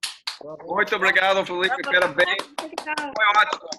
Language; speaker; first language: Portuguese; non-native, learner; English